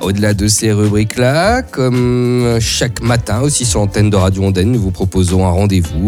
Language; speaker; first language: French; native; French